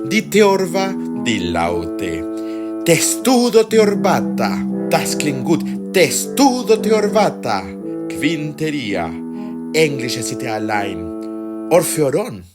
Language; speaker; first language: German; non-native, fluent; Spanish